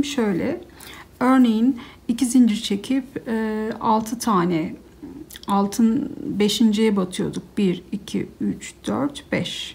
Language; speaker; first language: Turkish; native; Turkish